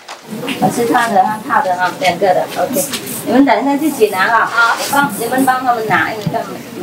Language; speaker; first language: Chinese; non-native, fluent; Vietnamese